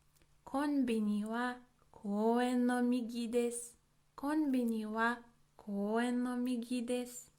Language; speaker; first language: Japanese; non-native, fluent; English